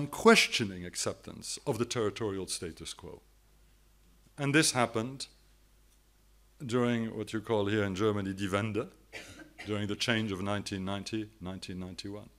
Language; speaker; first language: English; non-native, fluent; French